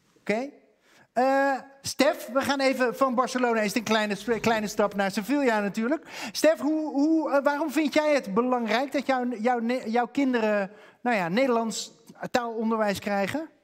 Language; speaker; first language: Dutch; native; Dutch